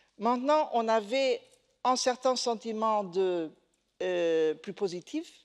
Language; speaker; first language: French; non-native, fluent; Portuguese